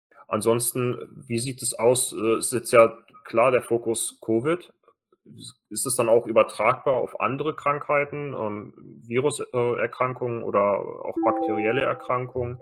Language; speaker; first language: German; native; German